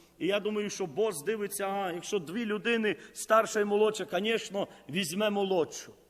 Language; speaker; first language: Ukrainian; native; Ukrainian